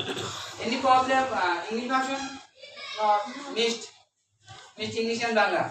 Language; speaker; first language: English; non-native, local second language; Bangla